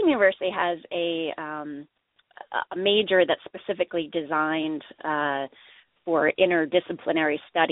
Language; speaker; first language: English; native; English